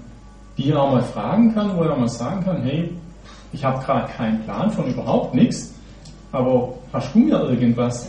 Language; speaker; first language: German; native; German